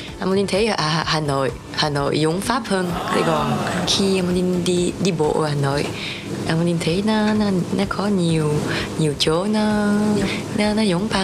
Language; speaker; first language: Vietnamese; early bilingual, heritage; French